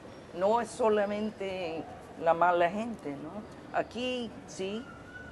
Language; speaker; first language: Spanish; non-native, fluent; English